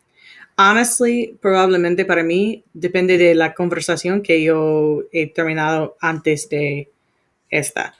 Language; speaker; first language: Spanish; non-native, learner; English